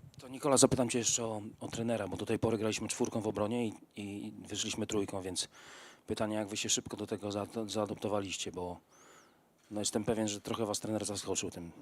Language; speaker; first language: Polish; native; Polish